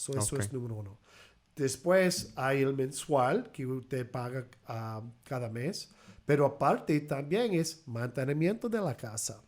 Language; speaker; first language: Spanish; early bilingual, heritage; Spanish